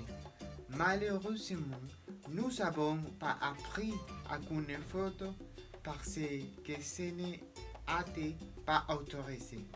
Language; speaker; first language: French; non-native, learner; Spanish